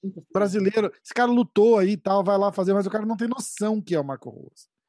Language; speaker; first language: Portuguese; native; Portuguese